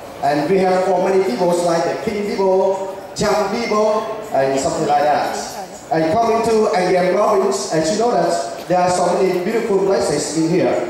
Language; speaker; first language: English; non-native, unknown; Vietnamese